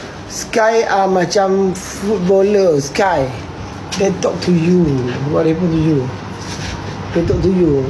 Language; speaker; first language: English; non-native, local second language; Malay